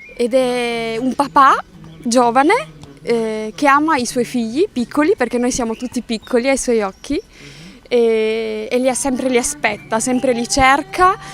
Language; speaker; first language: Italian; native; Italian